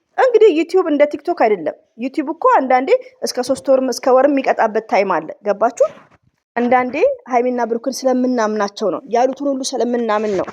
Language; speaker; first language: Amharic; native; Amharic